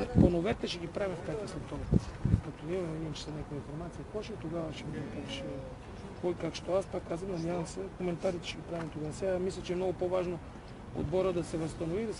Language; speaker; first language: Bulgarian; native; Bulgarian